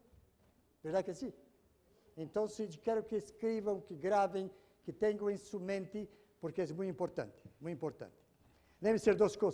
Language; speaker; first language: Spanish; non-native, fluent; Portuguese